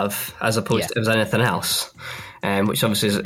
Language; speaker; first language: English; native; English